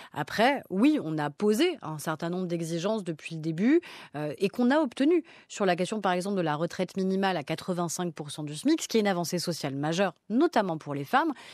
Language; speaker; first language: French; native; French